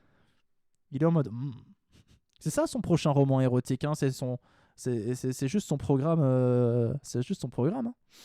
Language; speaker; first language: French; native; French